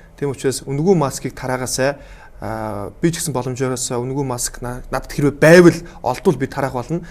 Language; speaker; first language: Mongolian; native; Mongolian